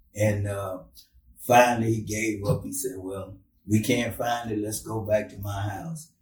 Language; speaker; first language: English; native; English